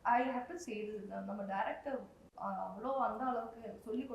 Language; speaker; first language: Tamil; non-native, fluent; Malayalam